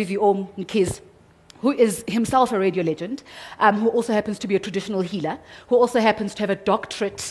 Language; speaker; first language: English; non-native, local second language; Zulu